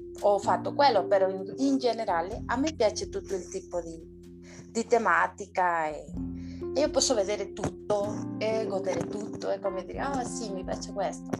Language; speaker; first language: Italian; non-native, learner; Spanish